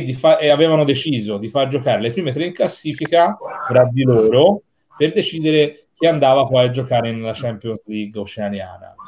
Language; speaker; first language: Italian; native; Italian